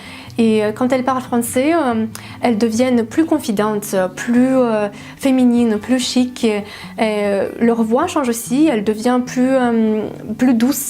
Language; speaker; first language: French; non-native, fluent; Russian